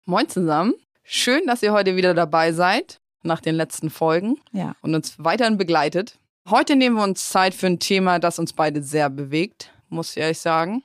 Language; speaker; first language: German; native; German